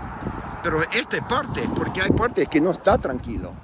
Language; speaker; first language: Spanish; non-native, fluent; English